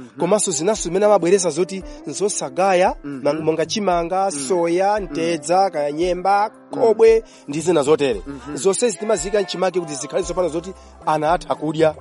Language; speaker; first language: Nyanja; non-native, local second language; Tumbuka